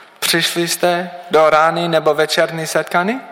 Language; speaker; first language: Czech; non-native, learner; English